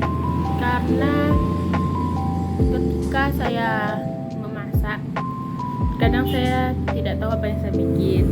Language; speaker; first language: Indonesian; non-native, local second language; Minangkabau